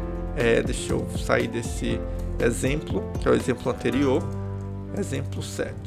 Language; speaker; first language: Portuguese; native; Portuguese